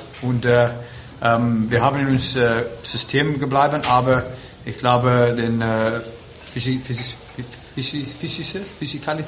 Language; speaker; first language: German; non-native, fluent; Afrikaans